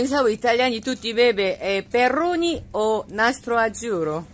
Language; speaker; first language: Italian; non-native, learner; Korean